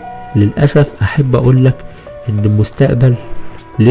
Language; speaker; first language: Arabic; native; Arabic